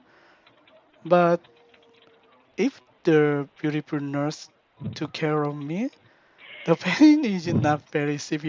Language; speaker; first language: English; non-native, learner; Korean